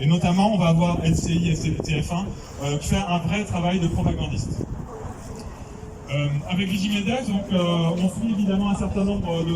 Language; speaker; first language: French; native; French